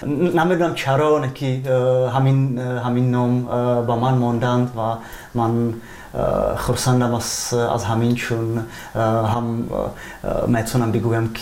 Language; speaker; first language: Persian; non-native, fluent; Czech